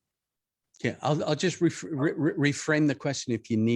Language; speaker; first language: English; native; English